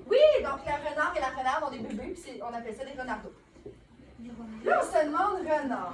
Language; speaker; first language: French; native; French